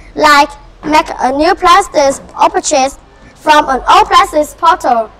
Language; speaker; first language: English; non-native, fluent; Vietnamese